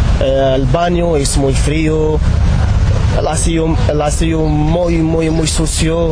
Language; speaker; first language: Spanish; non-native, learner; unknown